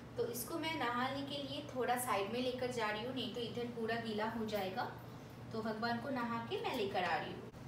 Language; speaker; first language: Hindi; non-native, local second language; Bangla